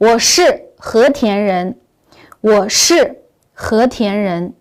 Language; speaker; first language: Chinese; non-native, local second language; Uyghur